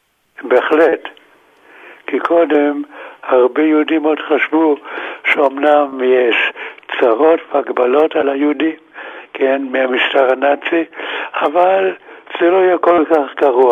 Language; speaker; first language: Hebrew; non-native, fluent; German